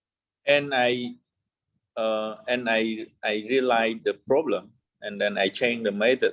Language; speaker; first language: English; non-native, learner; Vietnamese